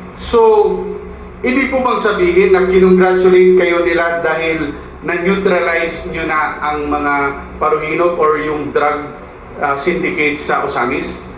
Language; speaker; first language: Filipino; non-native, local second language; Cebuano